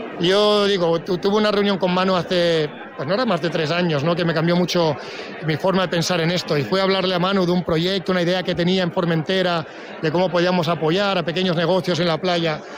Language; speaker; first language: Spanish; non-native, local second language; Catalan